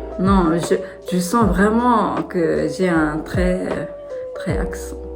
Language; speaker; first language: French; non-native, fluent; Japanese